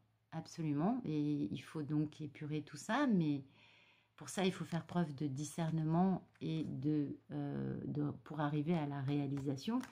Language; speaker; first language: French; native; French